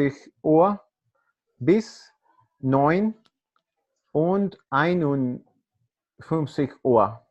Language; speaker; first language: German; non-native, learner; Spanish